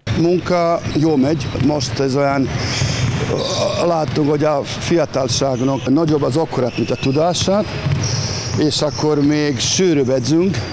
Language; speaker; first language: Hungarian; non-native, learner; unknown